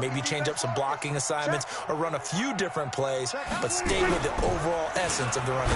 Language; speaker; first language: English; native; English